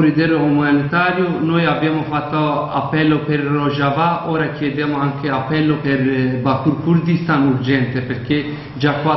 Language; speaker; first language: Italian; non-native, learner; Kurdish